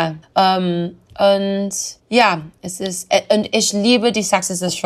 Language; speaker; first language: German; non-native, learner; English